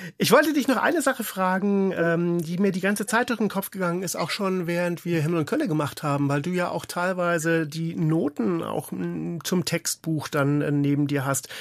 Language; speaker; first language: German; native; German